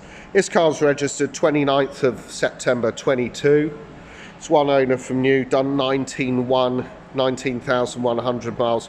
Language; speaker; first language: English; native; English